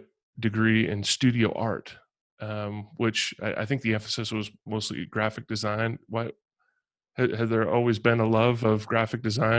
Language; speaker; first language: English; native; English